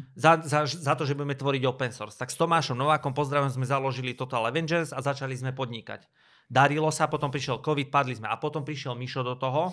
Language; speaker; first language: Slovak; native; Slovak